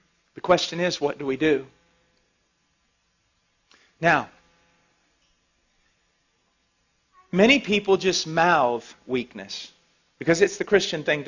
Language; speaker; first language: English; native; English